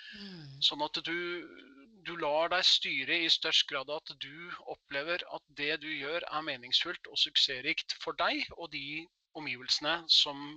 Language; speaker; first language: Norwegian; native; Norwegian